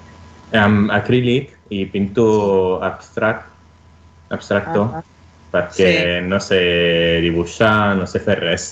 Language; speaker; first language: Catalan; non-native, fluent; Italian